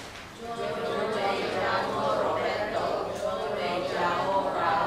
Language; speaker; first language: Spanish; non-native, learner; Malay